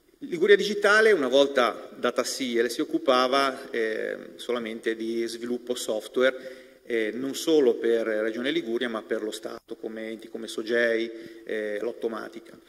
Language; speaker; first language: Italian; native; Italian